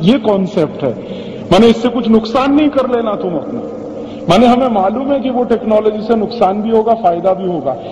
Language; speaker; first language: Hindi; native; Hindi